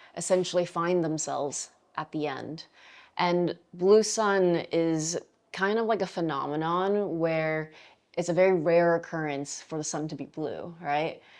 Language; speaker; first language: English; native; English